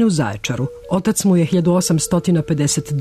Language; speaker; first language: Serbian; native; Serbian